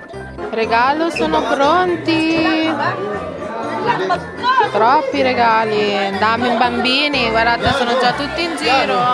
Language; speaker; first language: Italian; non-native, fluent; Filipino